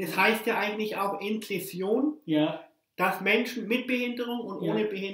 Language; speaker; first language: German; early bilingual, other home language; English